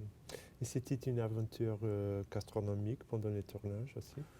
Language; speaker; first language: French; non-native, fluent; English